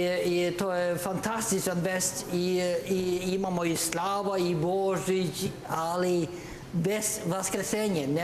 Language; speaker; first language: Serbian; non-native, learner; Norwegian